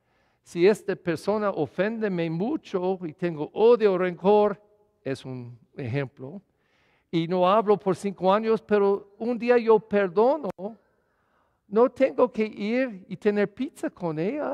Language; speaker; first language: Spanish; non-native, fluent; English